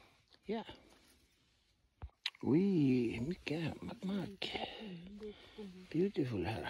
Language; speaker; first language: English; non-native, learner; Swedish